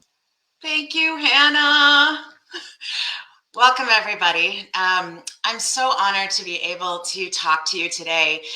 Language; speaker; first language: English; native; English